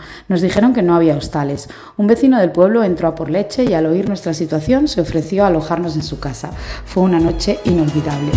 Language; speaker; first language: Spanish; native; Spanish